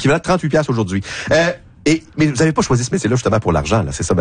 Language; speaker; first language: French; native; French